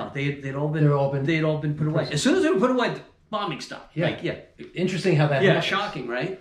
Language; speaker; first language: English; native; English